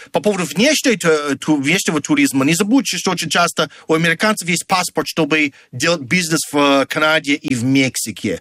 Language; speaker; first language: Russian; non-native, fluent; English